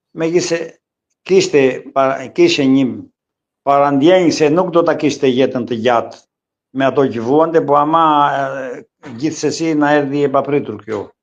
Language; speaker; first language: Albanian; non-native, local second language; Greek